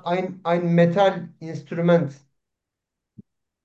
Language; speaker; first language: German; non-native, learner; Turkish